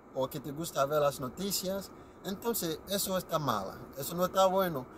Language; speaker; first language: Spanish; non-native, fluent; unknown